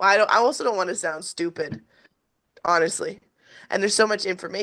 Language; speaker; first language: English; native; English